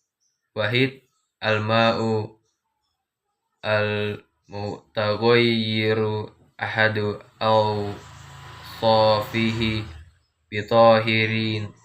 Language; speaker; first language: Arabic; non-native, learner; Indonesian